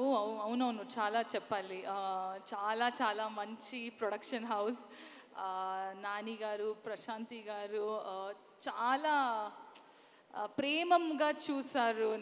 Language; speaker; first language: Telugu; non-native, learner; Kannada